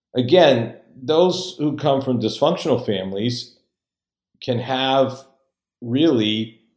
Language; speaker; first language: English; native; English